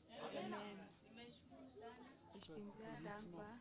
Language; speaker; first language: German; non-native, learner; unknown